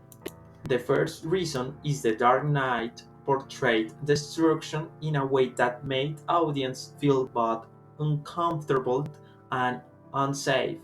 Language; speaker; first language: English; non-native, learner; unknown